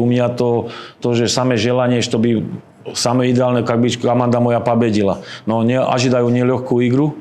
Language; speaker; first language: Russian; non-native, learner; Slovak